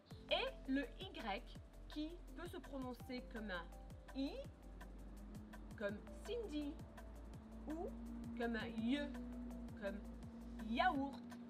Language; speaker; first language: French; native; French